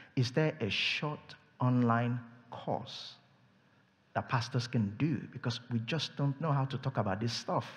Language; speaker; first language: English; non-native, local second language; Yoruba